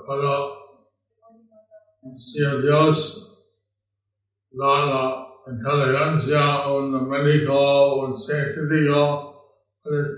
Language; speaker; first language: Spanish; non-native, learner; English